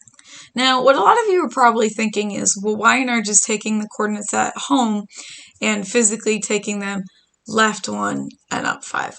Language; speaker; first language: English; native; English